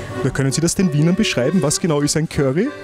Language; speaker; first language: German; native; German